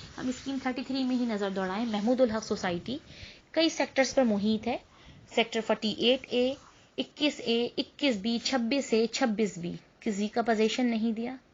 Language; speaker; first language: Urdu; native; Urdu